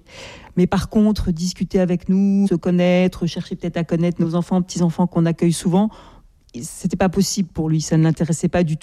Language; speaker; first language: French; native; French